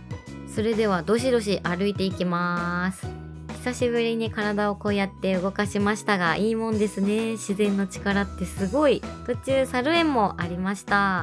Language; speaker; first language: Japanese; native; Japanese